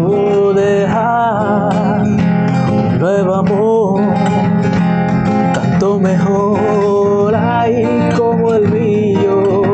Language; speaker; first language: Spanish; non-native, fluent; Bangla